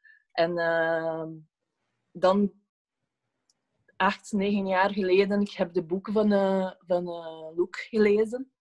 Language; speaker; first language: Dutch; non-native, fluent; Portuguese